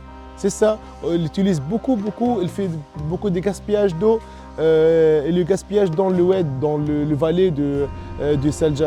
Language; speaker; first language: French; non-native, local second language; Arabic